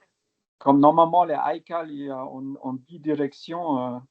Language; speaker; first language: French; non-native, fluent; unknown